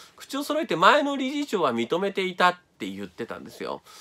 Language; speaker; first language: Japanese; native; Japanese